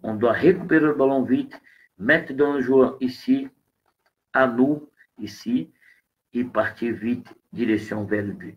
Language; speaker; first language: French; non-native, learner; Portuguese